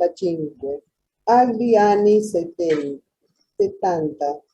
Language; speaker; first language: Italian; non-native, learner; Spanish